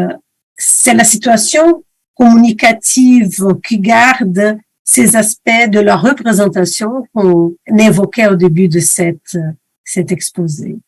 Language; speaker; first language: French; non-native, fluent; Portuguese